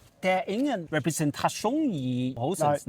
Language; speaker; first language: Danish; non-native, learner; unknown